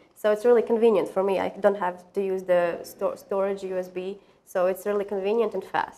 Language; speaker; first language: English; non-native, fluent; Latvian